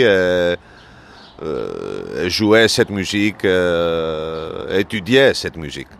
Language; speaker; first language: French; non-native, learner; Greek